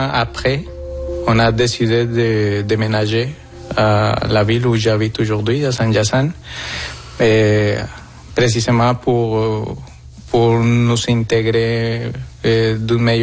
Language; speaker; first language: French; non-native, fluent; Spanish